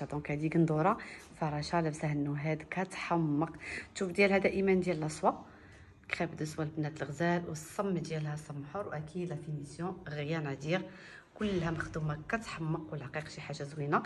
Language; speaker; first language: Arabic; native; Arabic